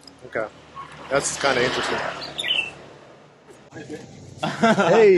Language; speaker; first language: English; native; English